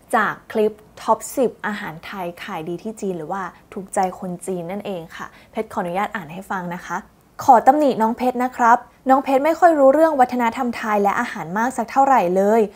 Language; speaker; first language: Thai; native; Thai